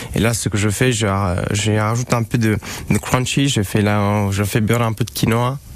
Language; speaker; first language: French; non-native, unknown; Romanian